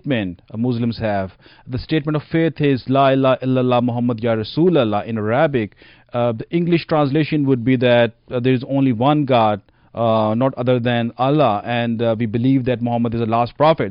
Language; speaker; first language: English; non-native, local second language; Punjabi